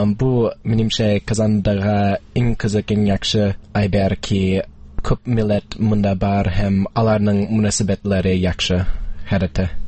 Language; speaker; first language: Tatar; non-native, fluent; English